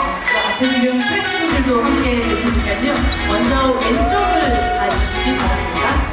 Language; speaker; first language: Korean; native; Korean